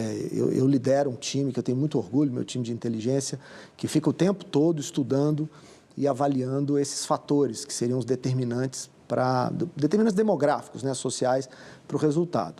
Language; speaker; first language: Portuguese; native; Portuguese